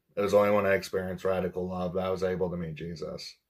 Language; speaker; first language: English; native; English